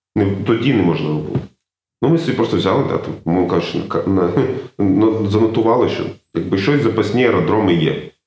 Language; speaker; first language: Ukrainian; native; Ukrainian